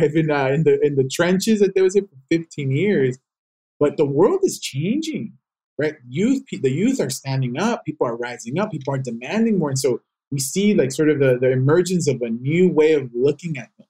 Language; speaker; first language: English; native; English